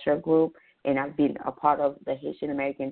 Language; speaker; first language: English; non-native, fluent; Haitian Creole